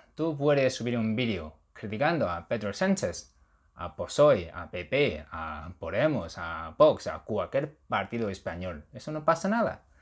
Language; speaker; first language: Spanish; non-native, fluent; Chinese